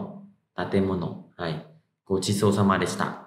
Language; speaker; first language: Japanese; non-native, fluent; Khmer